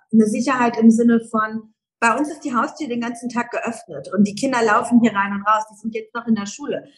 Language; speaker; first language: German; early bilingual, other home language; Persian